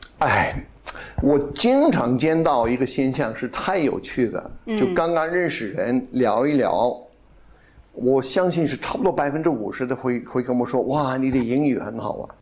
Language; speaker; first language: Chinese; non-native, fluent; English